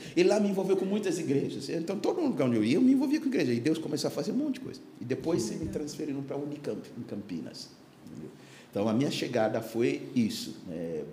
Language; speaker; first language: Portuguese; non-native, fluent; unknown